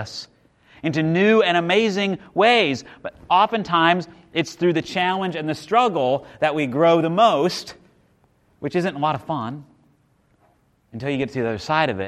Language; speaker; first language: English; native; English